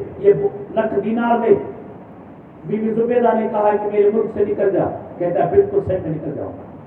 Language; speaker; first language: Urdu; non-native, local second language; Sindhi